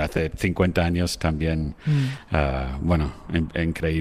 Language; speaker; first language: Spanish; non-native, fluent; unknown